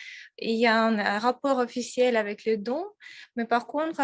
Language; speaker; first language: French; non-native, fluent; Russian